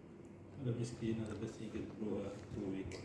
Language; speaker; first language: Arabic; non-native, learner; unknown